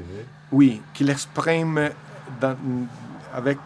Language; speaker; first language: French; non-native, learner; Italian